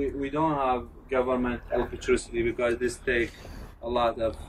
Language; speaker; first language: English; non-native, learner; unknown